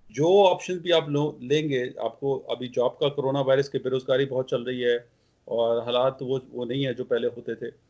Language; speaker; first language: Hindi; non-native, local second language; Punjabi